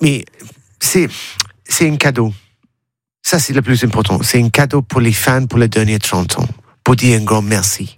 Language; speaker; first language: French; non-native, learner; English